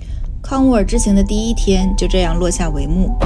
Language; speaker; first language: Chinese; native; Chinese